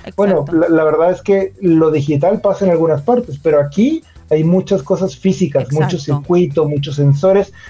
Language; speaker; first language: Spanish; native; Spanish